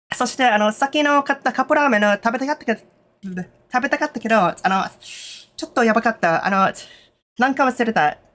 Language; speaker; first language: Japanese; non-native, learner; English